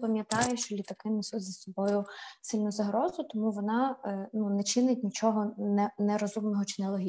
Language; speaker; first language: Ukrainian; native; Ukrainian